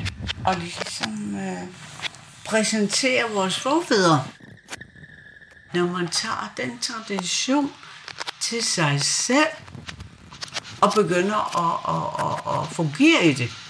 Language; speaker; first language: Danish; non-native, local second language; Kalaallisut